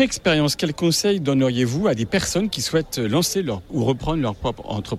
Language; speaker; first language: French; native; French